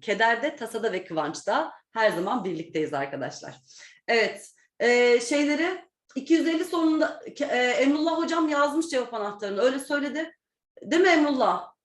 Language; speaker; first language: Turkish; native; Turkish